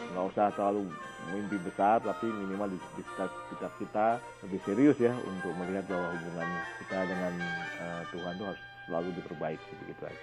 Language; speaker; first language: Indonesian; native; Indonesian